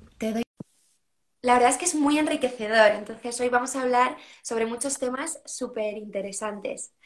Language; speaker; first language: Spanish; native; Spanish